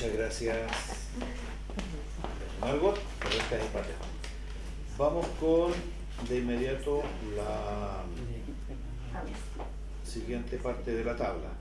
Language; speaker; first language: Spanish; native; Spanish